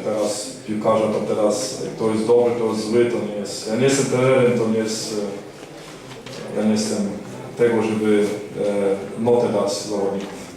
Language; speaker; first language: Polish; early bilingual, heritage; Polish